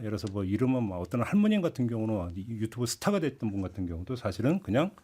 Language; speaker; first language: Korean; native; Korean